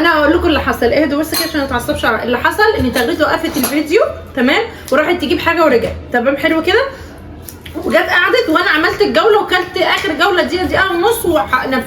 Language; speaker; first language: Arabic; native; Arabic